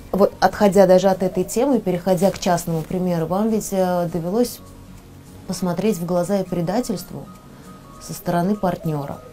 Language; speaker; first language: Russian; native; Russian